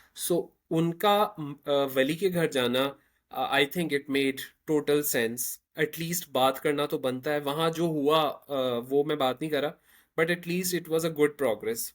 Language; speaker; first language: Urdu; native; Urdu